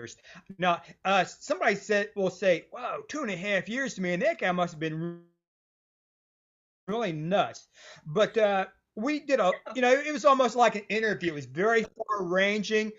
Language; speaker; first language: English; native; English